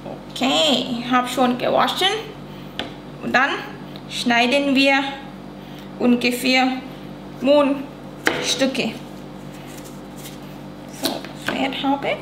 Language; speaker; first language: German; non-native, learner; Thai